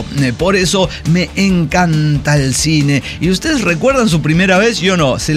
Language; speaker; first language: Spanish; native; Spanish